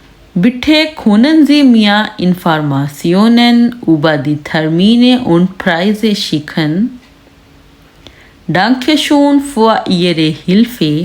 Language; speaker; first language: German; non-native, learner; Urdu